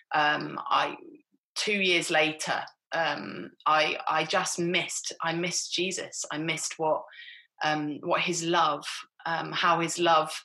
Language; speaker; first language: English; native; English